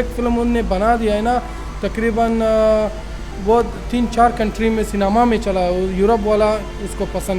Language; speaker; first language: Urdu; non-native, local second language; Pashto